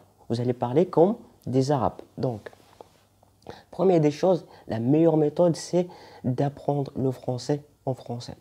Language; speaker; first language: French; non-native, local second language; Arabic